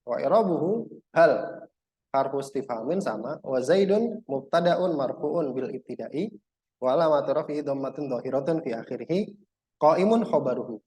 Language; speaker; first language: Arabic; non-native, fluent; Indonesian